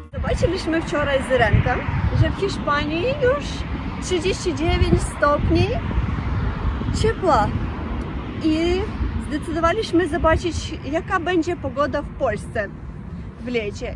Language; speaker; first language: Polish; non-native, learner; Russian